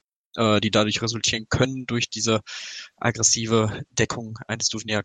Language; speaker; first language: German; native; German